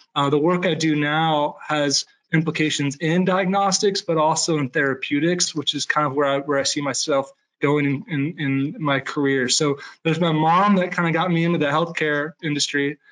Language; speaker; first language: English; native; English